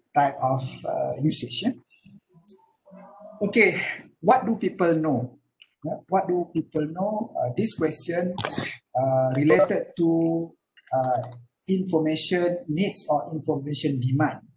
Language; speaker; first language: English; non-native, local second language; Malay